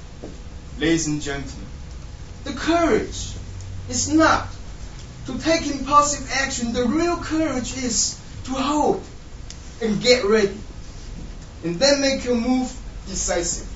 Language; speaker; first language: English; non-native, fluent; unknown